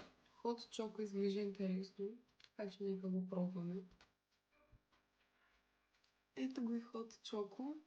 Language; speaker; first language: Bulgarian; native; Bulgarian